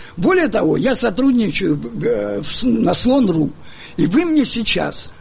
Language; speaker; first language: Russian; native; Russian